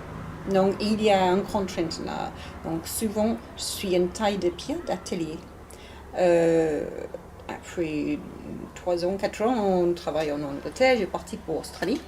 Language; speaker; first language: French; non-native, learner; English